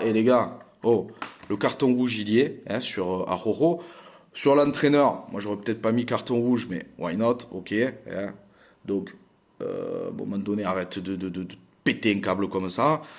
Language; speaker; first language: French; native; French